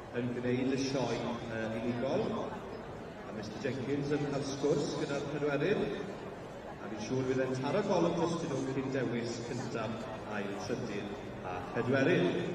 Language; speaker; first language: Welsh; native; Welsh